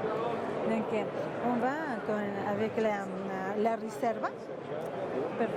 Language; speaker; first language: French; non-native, fluent; Spanish